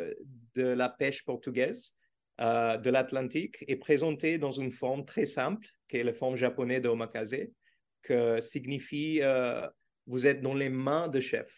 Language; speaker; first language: French; non-native, learner; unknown